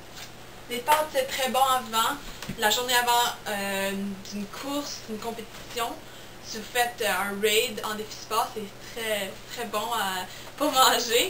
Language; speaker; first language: French; non-native, local second language; English